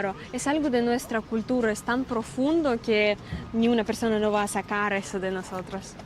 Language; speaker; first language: Spanish; non-native, fluent; Russian